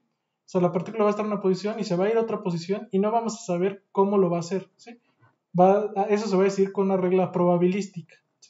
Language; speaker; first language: Spanish; native; Spanish